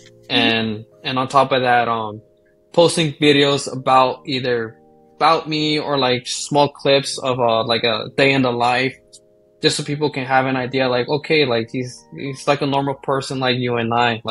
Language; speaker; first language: English; early bilingual, other home language; Spanish